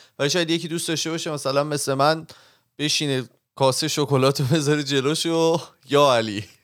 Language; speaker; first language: Persian; native; Persian